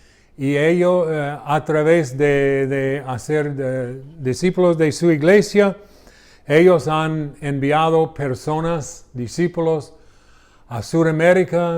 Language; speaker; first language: Spanish; non-native, learner; English